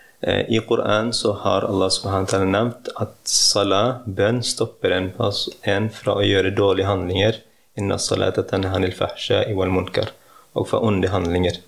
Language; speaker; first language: Norwegian; early bilingual, heritage; Norwegian